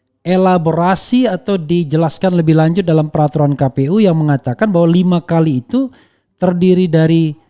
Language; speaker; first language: Indonesian; native; Indonesian